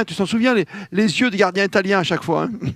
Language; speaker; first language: French; native; French